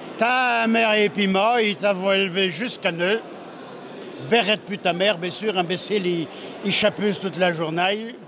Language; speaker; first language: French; native; French